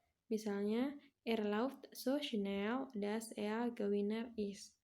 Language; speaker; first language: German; non-native, learner; Indonesian